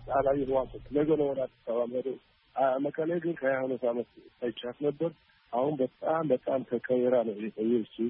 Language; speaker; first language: Amharic; non-native, local second language; Tigrinya